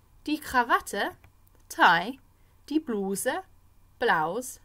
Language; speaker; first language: German; non-native, fluent; English